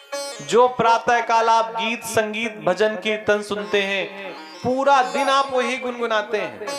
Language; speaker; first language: Hindi; native; Hindi